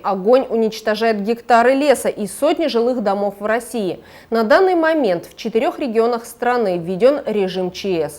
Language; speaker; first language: Russian; native; Russian